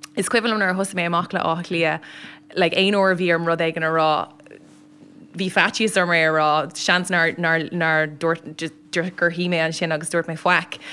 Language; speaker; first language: Irish; non-native, local second language; English